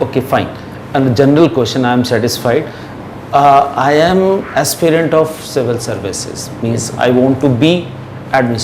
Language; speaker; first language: English; non-native, local second language; Hindi